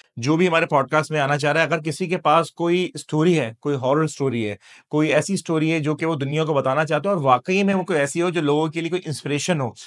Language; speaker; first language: Urdu; native; Urdu